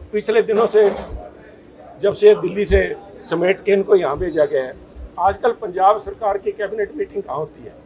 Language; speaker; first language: Hindi; non-native, local second language; Punjabi